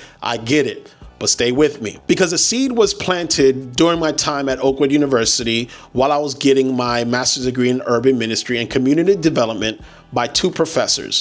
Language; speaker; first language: English; native; English